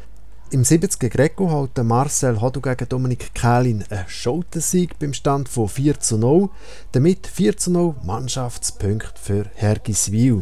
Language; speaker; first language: German; native; German